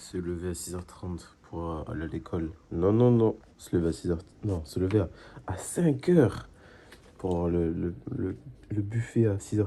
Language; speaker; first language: French; native; French